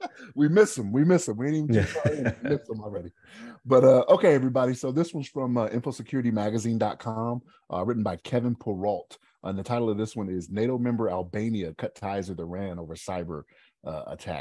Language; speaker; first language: English; native; English